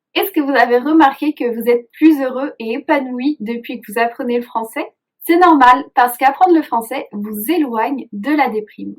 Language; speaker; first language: French; native; French